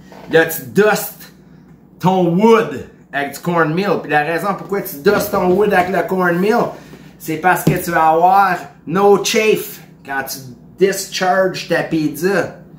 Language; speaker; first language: French; native; French